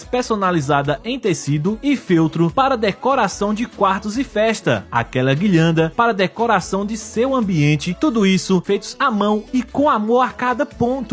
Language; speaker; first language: Portuguese; native; Portuguese